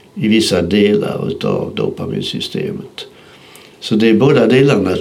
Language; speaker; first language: Swedish; native; Swedish